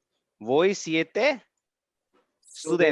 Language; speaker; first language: Italian; non-native, fluent; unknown